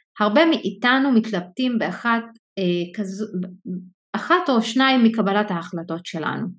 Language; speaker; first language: Hebrew; non-native, local second language; Arabic